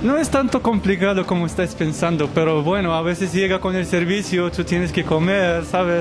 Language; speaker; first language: Spanish; non-native, fluent; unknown